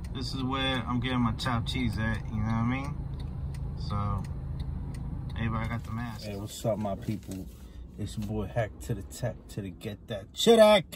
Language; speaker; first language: English; native; English